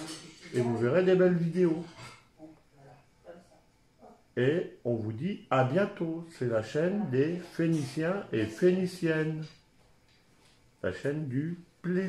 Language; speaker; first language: French; native; French